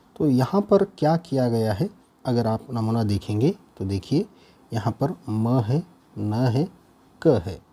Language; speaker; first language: Hindi; non-native, local second language; Kannada